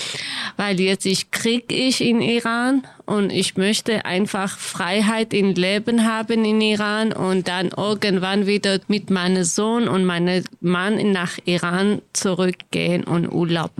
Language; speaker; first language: German; non-native, learner; Kurdish